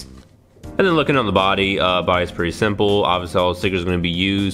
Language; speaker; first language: English; native; English